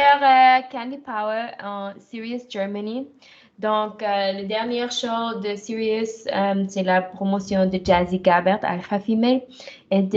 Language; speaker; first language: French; non-native, fluent; German